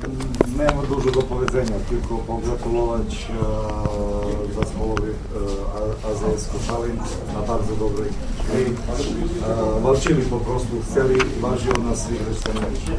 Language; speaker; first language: Polish; non-native, learner; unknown